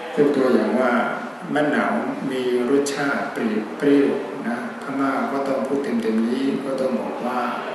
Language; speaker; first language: Thai; non-native, fluent; Burmese